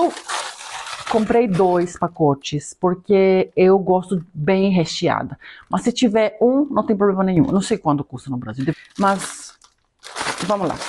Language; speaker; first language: Portuguese; non-native, fluent; Greek